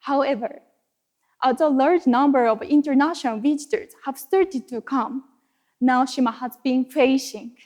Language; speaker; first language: English; non-native, fluent; Japanese